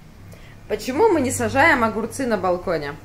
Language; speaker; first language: Russian; native; Russian